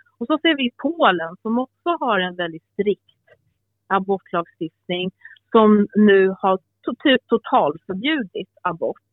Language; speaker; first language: Swedish; early bilingual, other home language; Albanian